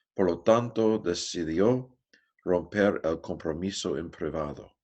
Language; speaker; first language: Spanish; non-native, learner; English